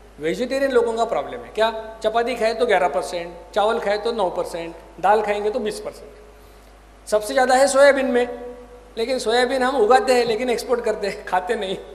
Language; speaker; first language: Hindi; non-native, local second language; Marathi